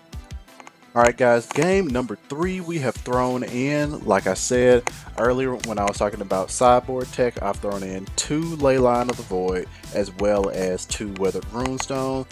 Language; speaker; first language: English; native; English